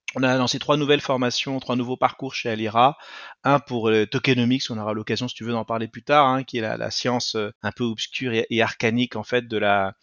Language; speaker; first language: French; early bilingual, other home language; Spanish